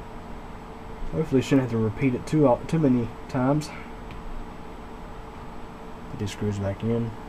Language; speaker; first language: English; native; English